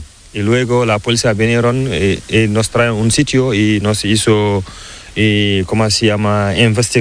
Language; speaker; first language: Spanish; non-native, learner; Fula